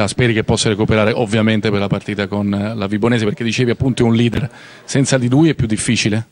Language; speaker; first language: Italian; native; Italian